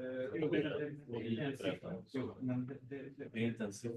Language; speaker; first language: Swedish; non-native, fluent; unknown